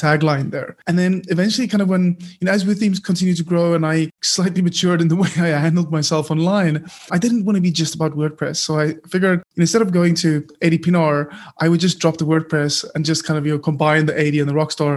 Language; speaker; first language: English; non-native, local second language; Afrikaans